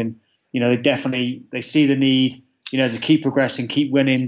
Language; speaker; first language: English; native; English